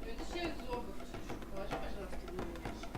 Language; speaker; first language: Russian; native; Russian